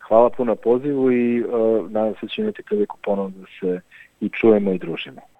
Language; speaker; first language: Serbian; native; Serbian